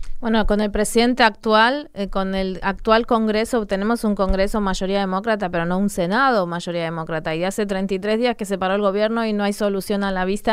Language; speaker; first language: Spanish; native; Spanish